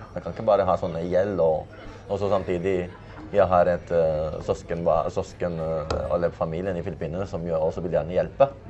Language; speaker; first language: Norwegian; non-native, fluent; Filipino